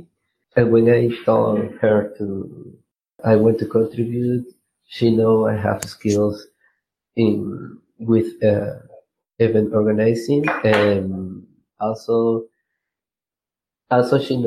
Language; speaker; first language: English; non-native, learner; Spanish